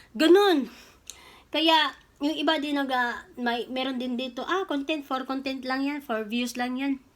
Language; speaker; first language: Filipino; non-native, local second language; Cebuano